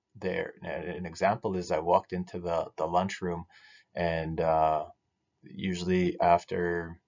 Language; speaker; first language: English; native; English